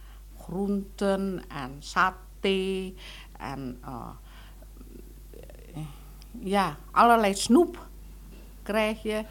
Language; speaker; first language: Dutch; non-native, local second language; Indonesian